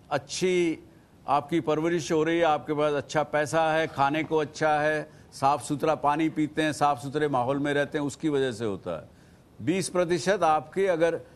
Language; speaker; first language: Hindi; native; Hindi